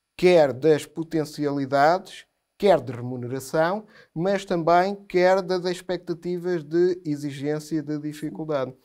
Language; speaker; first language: Portuguese; native; Portuguese